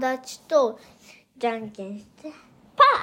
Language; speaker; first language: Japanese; early bilingual, other home language; Korean